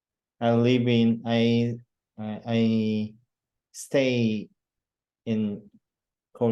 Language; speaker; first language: English; non-native, learner; Korean